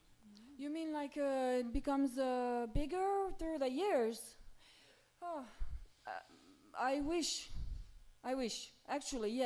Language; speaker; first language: English; non-native, fluent; Romanian